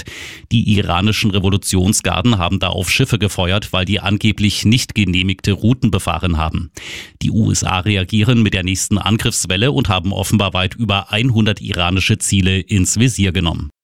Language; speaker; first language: German; native; German